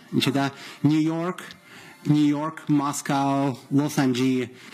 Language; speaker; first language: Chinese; non-native, learner; Russian